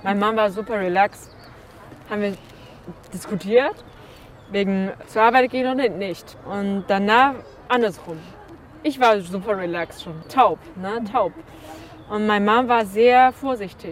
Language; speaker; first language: German; non-native, fluent; Chinese